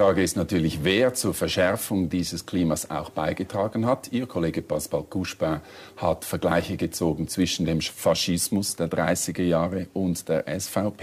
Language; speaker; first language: German; native; German